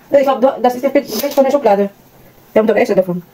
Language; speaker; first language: German; non-native, learner; Filipino